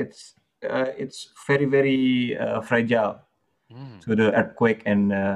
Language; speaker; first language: English; non-native, fluent; Indonesian